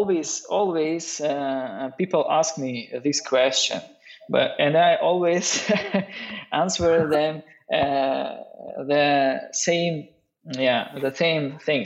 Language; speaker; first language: English; non-native, learner; Russian